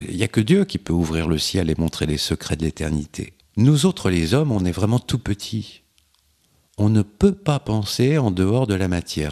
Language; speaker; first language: French; native; French